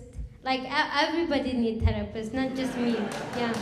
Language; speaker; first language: English; non-native, learner; Kurdish